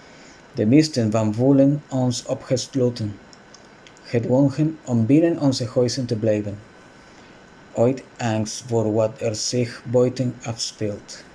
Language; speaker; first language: Dutch; non-native, fluent; Spanish